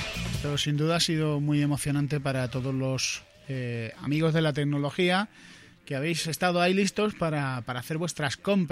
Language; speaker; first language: Spanish; native; Spanish